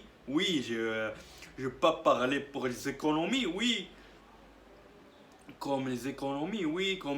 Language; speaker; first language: French; non-native, learner; Arabic